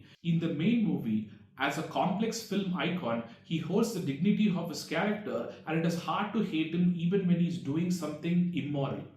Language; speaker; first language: English; non-native, local second language; Tamil